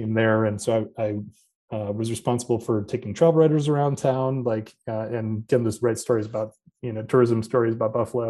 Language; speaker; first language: English; native; English